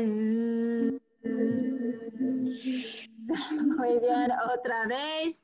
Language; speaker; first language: Spanish; non-native, fluent; English